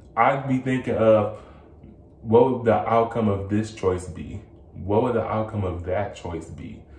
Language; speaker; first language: English; native; English